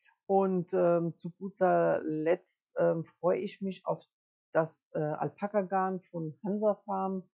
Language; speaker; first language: German; native; German